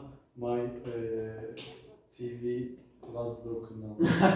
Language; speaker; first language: English; non-native, learner; Turkish